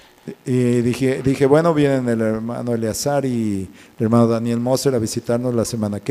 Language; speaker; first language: Spanish; native; Spanish